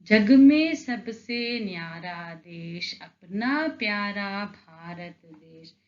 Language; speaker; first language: Hindi; non-native, local second language; Telugu